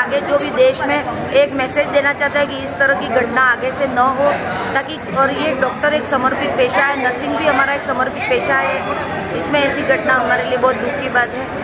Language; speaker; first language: Hindi; native; Hindi